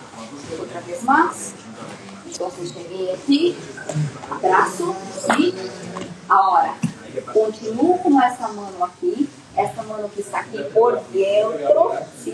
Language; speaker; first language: Spanish; non-native, learner; Portuguese